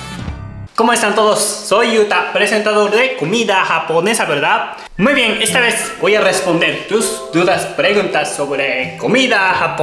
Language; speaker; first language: Spanish; non-native, learner; Japanese